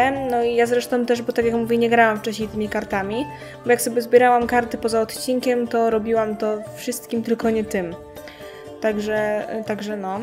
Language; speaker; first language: Polish; native; Polish